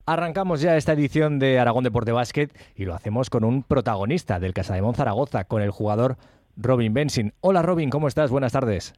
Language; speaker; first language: Spanish; native; Spanish